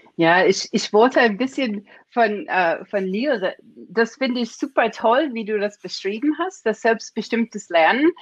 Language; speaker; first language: German; non-native, fluent; English